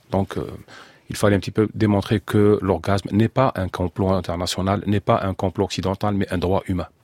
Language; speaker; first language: French; non-native, local second language; Arabic